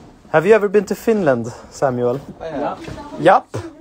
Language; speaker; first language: English; non-native, fluent; Swedish